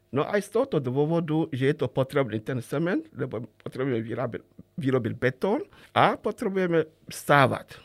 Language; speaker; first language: Slovak; non-native, fluent; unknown